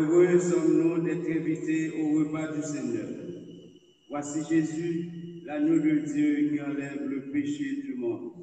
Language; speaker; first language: French; non-native, local second language; Haitian Creole